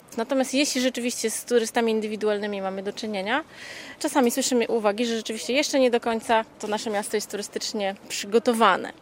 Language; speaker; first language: Polish; native; Polish